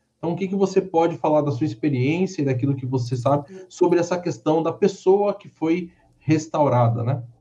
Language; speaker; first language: Portuguese; native; Portuguese